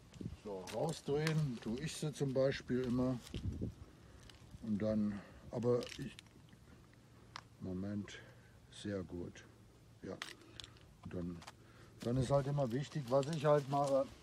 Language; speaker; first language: German; native; German